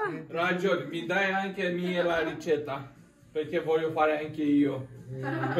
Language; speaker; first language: Italian; non-native, learner; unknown